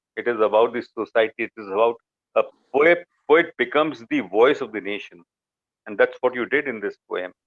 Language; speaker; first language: English; non-native, local second language; Hindi